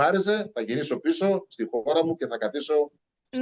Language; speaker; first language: Greek; native; Greek